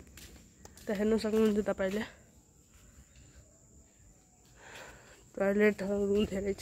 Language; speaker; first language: Nepali; non-native, local second language; Maithili